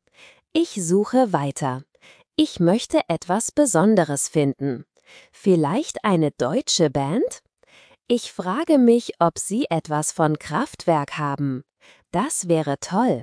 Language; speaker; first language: German; non-native, fluent; Spanish